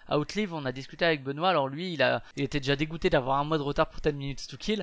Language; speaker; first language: French; native; French